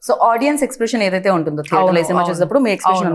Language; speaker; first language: Telugu; native; Telugu